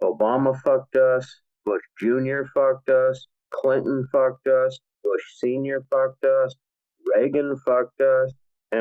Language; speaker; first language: English; native; English